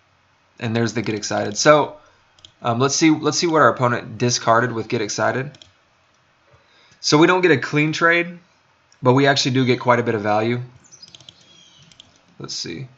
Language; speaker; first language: English; native; English